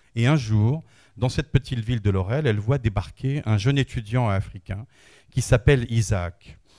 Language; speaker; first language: French; native; French